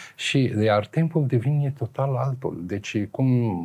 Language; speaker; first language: Romanian; non-native, fluent; Arabic